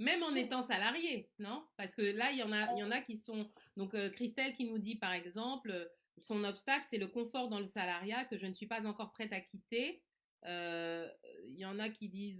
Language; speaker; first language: French; native; French